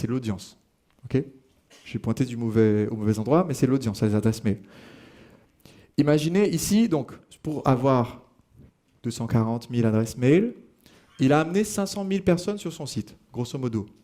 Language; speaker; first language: French; native; French